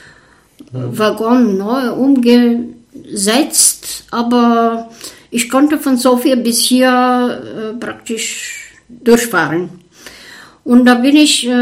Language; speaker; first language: German; non-native, fluent; Bulgarian